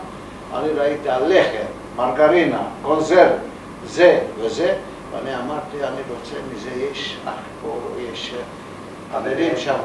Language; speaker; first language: Hebrew; non-native, learner; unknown